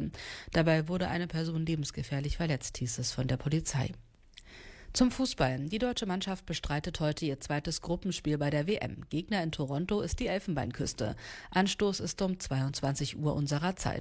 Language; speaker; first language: German; native; German